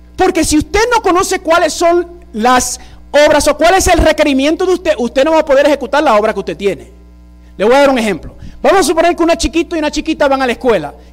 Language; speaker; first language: Spanish; early bilingual, heritage; Spanish